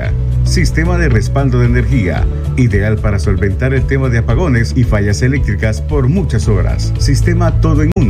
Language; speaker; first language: Spanish; native; Spanish